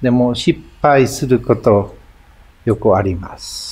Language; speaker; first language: Japanese; non-native, fluent; English